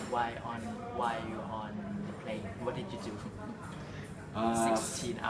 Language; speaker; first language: English; non-native, learner; Thai